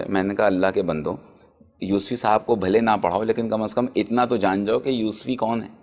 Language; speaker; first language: Urdu; native; Urdu